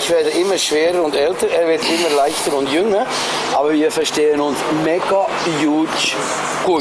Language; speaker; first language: German; native; German